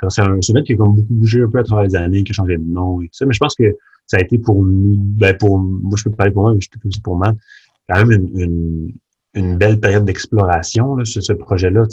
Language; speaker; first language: French; early bilingual, other home language; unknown